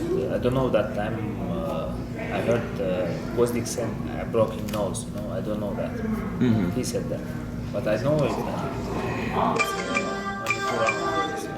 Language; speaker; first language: English; non-native, learner; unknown